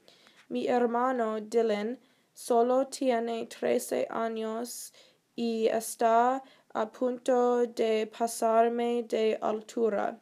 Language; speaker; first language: Spanish; non-native, learner; English